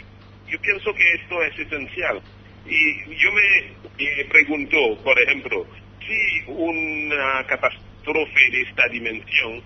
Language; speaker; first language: Spanish; non-native, fluent; Haitian Creole